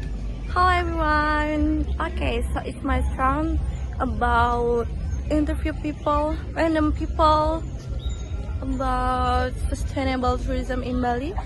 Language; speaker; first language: English; non-native, learner; Indonesian